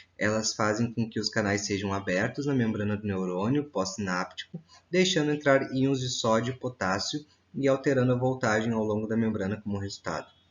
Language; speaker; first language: Portuguese; native; Portuguese